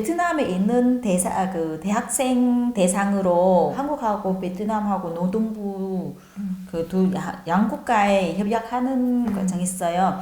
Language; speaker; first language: Korean; non-native, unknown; Vietnamese